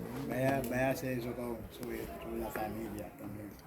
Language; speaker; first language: Spanish; non-native, learner; Haitian Creole